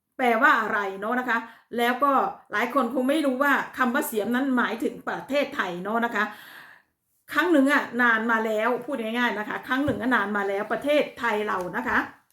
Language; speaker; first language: Thai; native; Thai